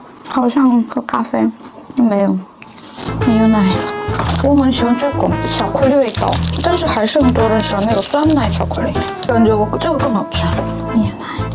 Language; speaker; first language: Chinese; non-native, learner; Korean